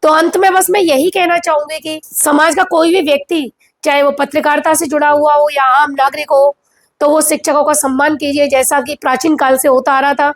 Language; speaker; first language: Hindi; native; Hindi